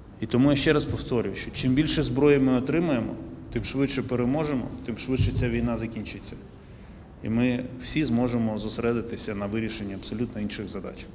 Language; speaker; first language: Ukrainian; native; Ukrainian